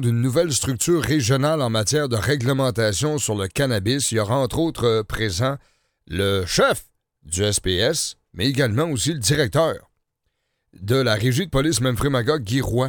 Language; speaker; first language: French; native; French